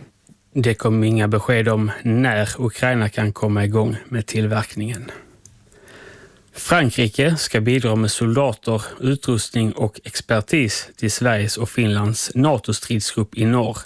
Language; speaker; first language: Swedish; native; Swedish